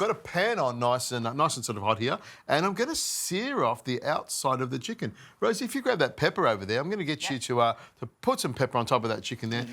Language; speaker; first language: English; native; English